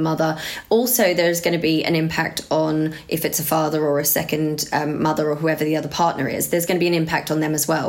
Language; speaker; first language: English; native; English